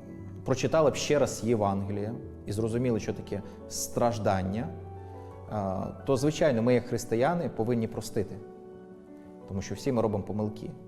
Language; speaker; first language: Ukrainian; native; Ukrainian